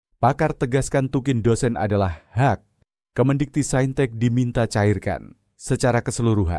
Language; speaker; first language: Indonesian; native; Indonesian